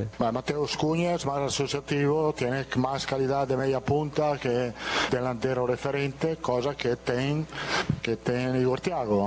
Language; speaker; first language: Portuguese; non-native, fluent; Italian